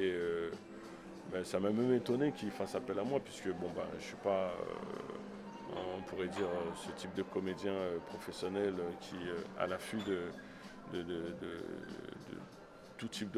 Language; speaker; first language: French; native; French